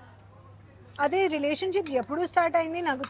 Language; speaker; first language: Telugu; non-native, learner; Hindi